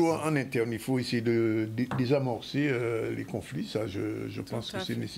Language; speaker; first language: French; native; French